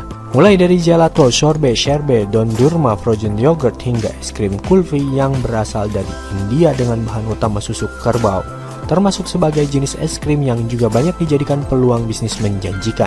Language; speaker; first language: Indonesian; native; Indonesian